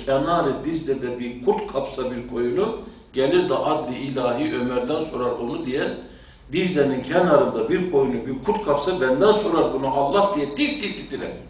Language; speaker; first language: Turkish; native; Turkish